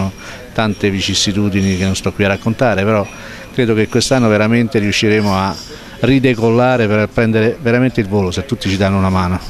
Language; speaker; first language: Italian; native; Italian